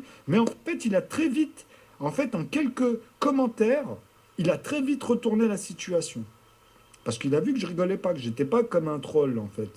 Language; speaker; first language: French; native; French